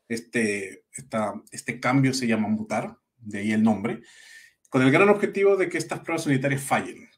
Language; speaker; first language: Spanish; native; Spanish